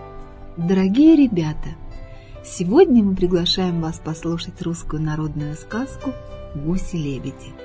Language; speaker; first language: Russian; native; Russian